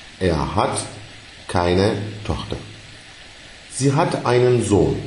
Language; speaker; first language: German; non-native, fluent; Turkish